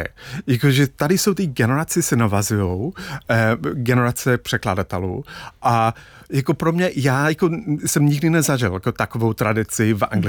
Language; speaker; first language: Czech; non-native, fluent; English